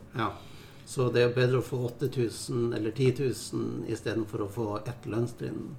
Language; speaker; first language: Norwegian; native; Norwegian